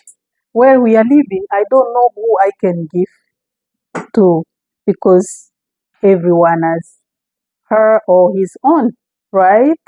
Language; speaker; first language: English; non-native, fluent; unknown